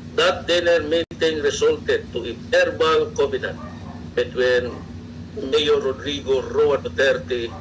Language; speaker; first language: English; non-native, local second language; Cebuano